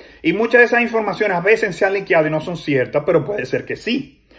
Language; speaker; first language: Spanish; native; Spanish